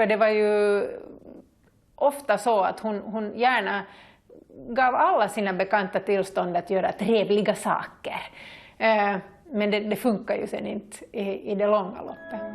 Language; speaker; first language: Swedish; native; Swedish